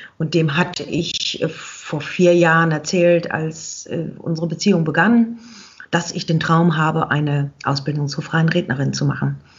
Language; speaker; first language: German; native; German